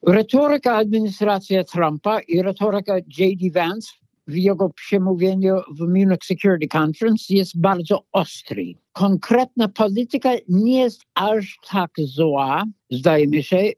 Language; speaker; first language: Polish; non-native, fluent; English